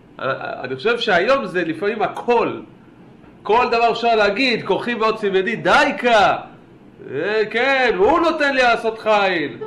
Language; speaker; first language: Hebrew; native; Hebrew